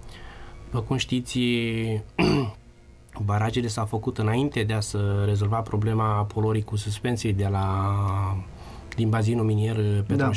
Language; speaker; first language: Romanian; native; Romanian